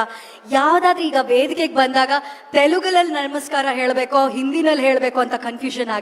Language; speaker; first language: Kannada; native; Kannada